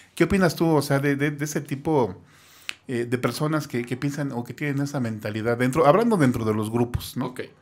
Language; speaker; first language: Spanish; native; Spanish